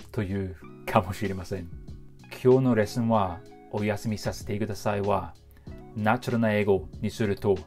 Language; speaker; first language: Japanese; non-native, fluent; English